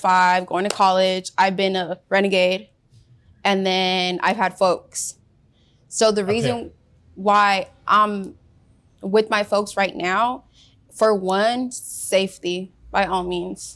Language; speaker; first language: English; early bilingual, other home language; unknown